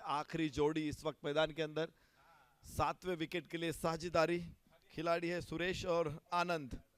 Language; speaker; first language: Hindi; non-native, local second language; Marathi